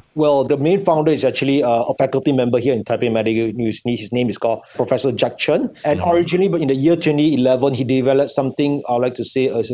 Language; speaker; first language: English; non-native, local second language; Chinese